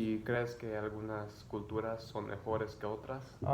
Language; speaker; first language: Spanish; early bilingual, other home language; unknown